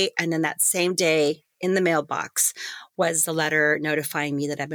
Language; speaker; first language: English; native; English